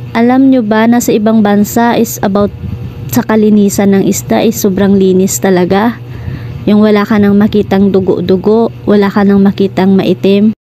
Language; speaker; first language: Filipino; non-native, local second language; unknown